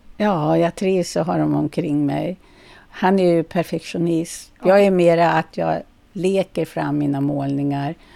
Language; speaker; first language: Swedish; native; Swedish